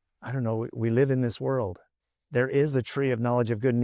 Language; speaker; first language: English; native; English